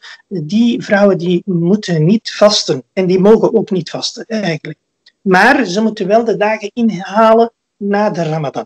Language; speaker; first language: Dutch; early bilingual, other home language; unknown